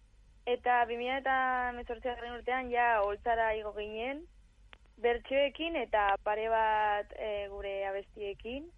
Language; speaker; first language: Basque; non-native, local second language; Spanish